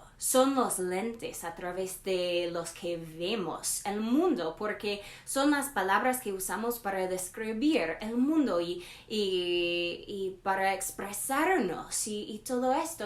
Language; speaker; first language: Spanish; non-native, learner; English